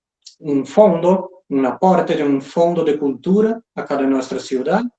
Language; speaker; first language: Spanish; non-native, fluent; Portuguese